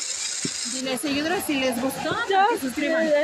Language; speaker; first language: Spanish; native; Spanish